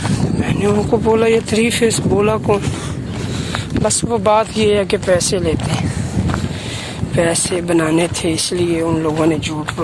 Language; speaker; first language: Hindi; non-native, local second language; Punjabi